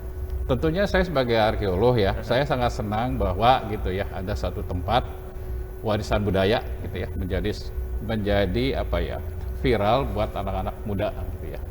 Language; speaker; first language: Indonesian; native; Indonesian